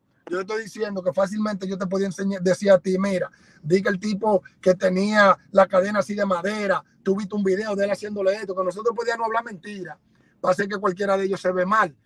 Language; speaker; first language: Spanish; early bilingual, heritage; Spanish